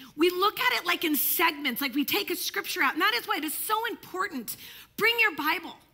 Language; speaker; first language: English; early bilingual, other home language; Italian